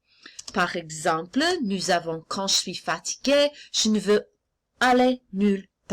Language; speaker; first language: French; non-native, fluent; English